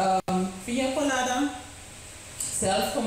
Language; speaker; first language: Dutch; non-native, local second language; Papiamento